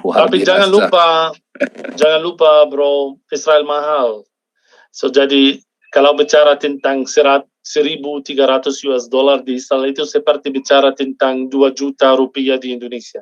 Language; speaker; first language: Indonesian; non-native, fluent; Arabic